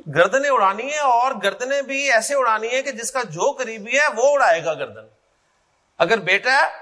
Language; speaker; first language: Urdu; native; Urdu